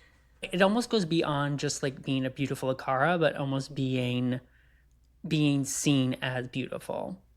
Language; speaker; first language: English; native; English